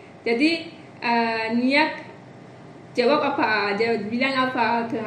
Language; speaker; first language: Indonesian; non-native, learner; Turkish